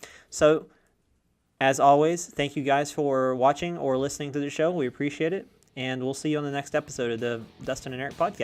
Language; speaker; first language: English; native; English